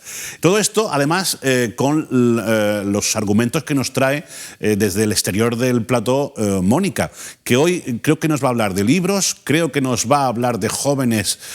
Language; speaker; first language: Spanish; native; Spanish